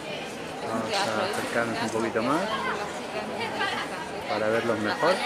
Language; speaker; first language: Spanish; native; Spanish